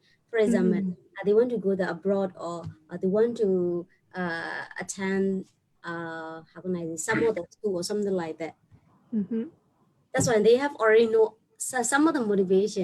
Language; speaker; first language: English; non-native, learner; Burmese